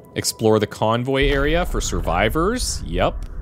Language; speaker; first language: English; native; English